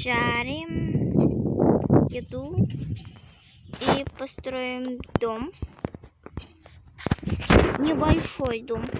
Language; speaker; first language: Russian; non-native, local second language; Kazakh